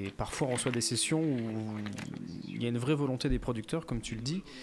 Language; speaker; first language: French; native; French